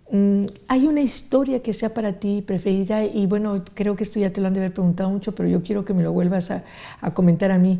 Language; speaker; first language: Spanish; native; Spanish